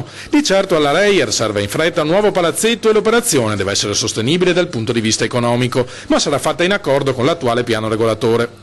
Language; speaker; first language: Italian; native; Italian